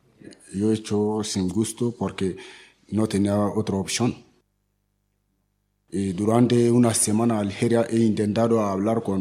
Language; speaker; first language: Spanish; non-native, learner; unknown